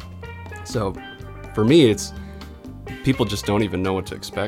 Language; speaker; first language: English; native; English